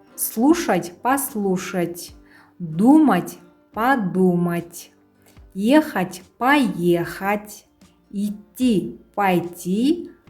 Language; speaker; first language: Russian; non-native, local second language; Kazakh